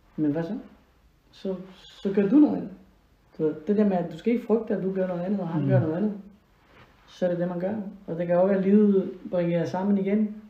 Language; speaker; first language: Danish; non-native, fluent; Spanish